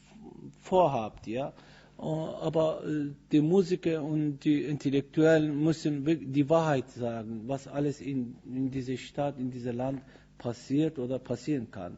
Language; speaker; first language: German; non-native, fluent; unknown